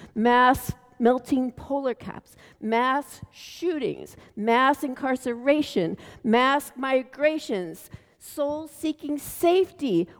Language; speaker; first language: English; native; English